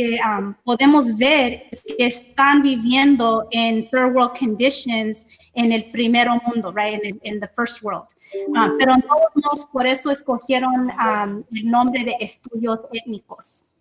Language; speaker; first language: Spanish; early bilingual, heritage; English